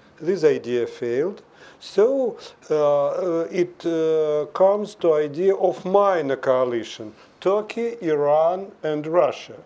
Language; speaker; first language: English; non-native, fluent; Russian